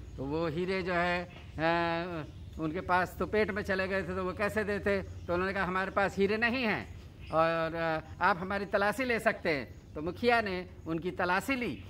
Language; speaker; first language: Hindi; native; Hindi